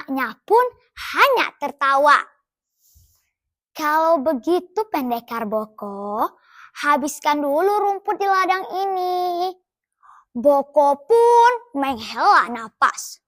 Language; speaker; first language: Indonesian; native; Indonesian